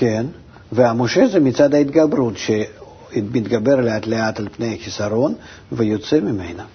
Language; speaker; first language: Hebrew; non-native, fluent; Russian